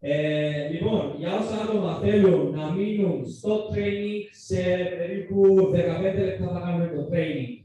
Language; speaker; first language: Greek; native; Greek